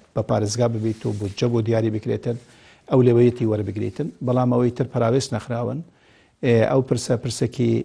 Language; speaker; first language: Central Kurdish; non-native, local second language; Kurdish